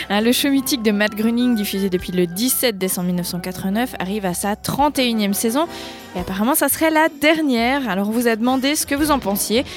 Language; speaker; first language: French; native; French